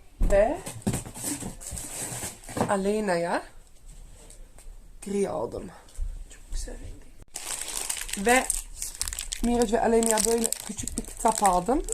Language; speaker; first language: Turkish; non-native, learner; Dutch